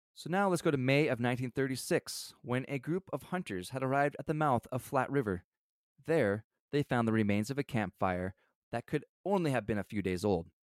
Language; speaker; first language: English; native; English